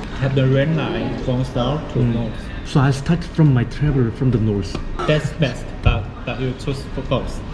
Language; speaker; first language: English; non-native, learner; Korean